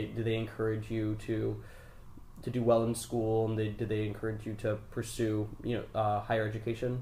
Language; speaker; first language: English; native; English